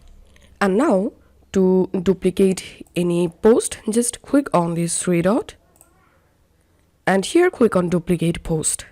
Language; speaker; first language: English; non-native, fluent; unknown